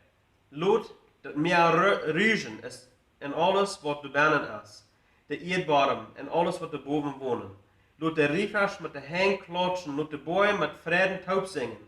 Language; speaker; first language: German; non-native, learner; Plautdietsch